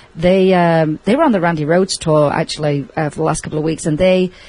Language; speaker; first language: English; native; English